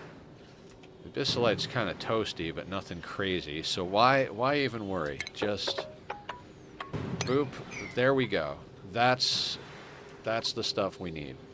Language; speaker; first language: English; native; English